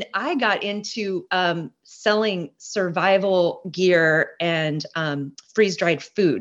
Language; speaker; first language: English; native; English